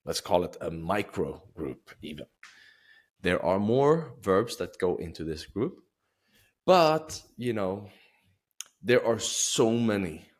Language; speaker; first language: English; non-native, fluent; Swedish